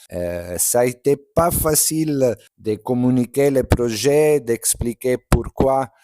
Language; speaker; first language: French; non-native, fluent; Italian